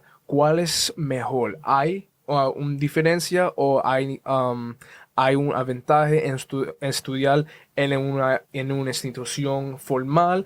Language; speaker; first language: Spanish; early bilingual, heritage; Spanish